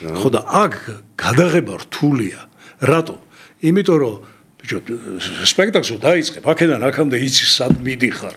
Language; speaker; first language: Georgian; native; Georgian